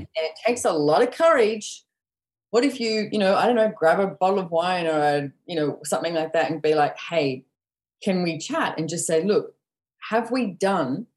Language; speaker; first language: English; native; English